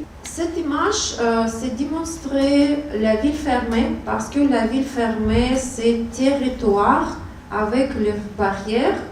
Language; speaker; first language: French; non-native, learner; Russian